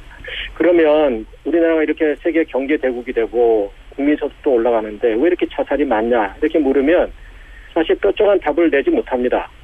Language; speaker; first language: Korean; native; Korean